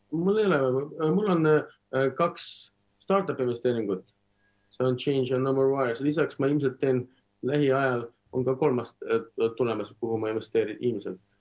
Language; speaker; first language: Estonian; non-native, local second language; Russian